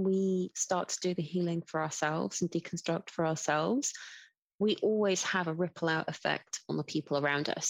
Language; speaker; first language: English; native; English